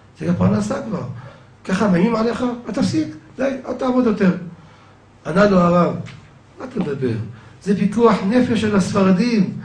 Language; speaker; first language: Hebrew; native; Hebrew